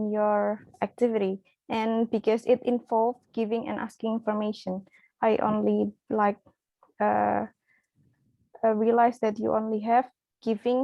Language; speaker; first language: English; non-native, fluent; Indonesian